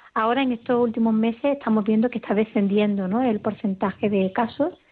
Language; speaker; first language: Spanish; native; Spanish